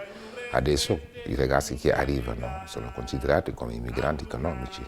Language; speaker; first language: Italian; non-native, fluent; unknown